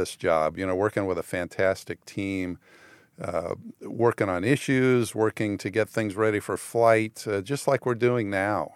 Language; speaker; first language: English; native; English